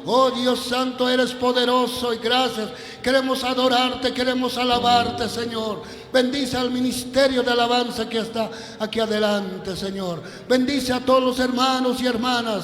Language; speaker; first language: Spanish; native; Spanish